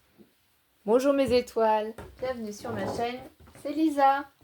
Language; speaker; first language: French; native; French